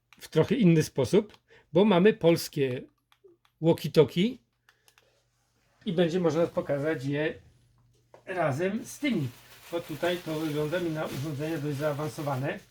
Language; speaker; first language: Polish; native; Polish